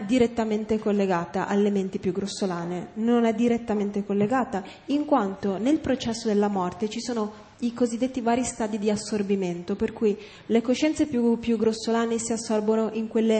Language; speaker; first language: Italian; native; Italian